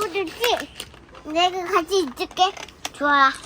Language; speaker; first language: Korean; early bilingual, other home language; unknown